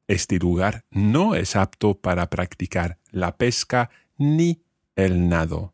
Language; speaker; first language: Spanish; non-native, fluent; English